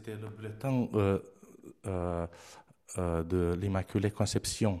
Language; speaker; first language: French; non-native, fluent; Romanian